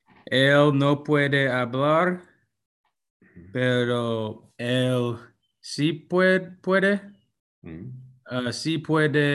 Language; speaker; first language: Spanish; non-native, learner; English